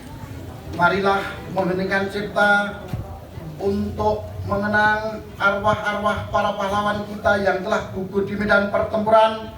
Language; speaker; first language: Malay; non-native, local second language; Javanese